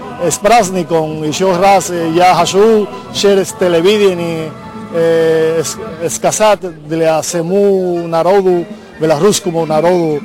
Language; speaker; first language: Russian; non-native, learner; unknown